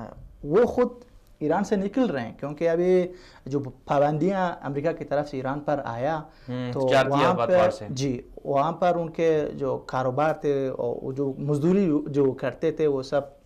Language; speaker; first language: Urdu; non-native, fluent; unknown